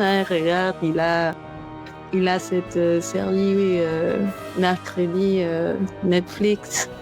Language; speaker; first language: French; non-native, fluent; Spanish